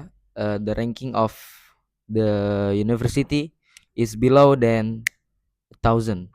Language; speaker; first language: English; non-native, learner; Indonesian